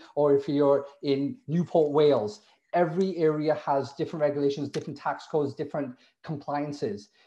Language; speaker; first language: English; native; English